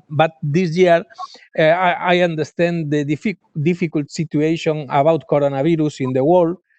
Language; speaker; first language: English; non-native, learner; Galician